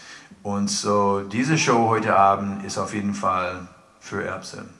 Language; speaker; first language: German; non-native, fluent; English